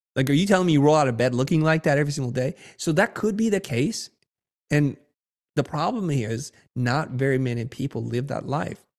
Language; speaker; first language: English; early bilingual, other home language; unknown